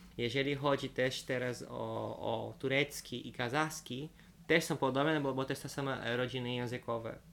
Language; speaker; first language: Polish; non-native, fluent; Portuguese